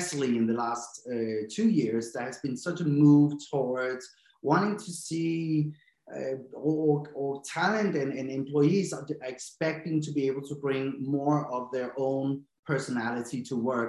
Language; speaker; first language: English; non-native, fluent; Danish